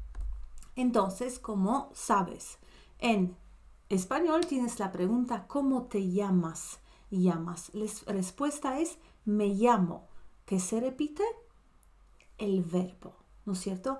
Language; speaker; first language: Spanish; non-native, fluent; Polish